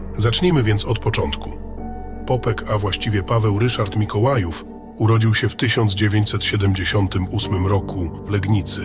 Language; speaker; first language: Polish; native; Polish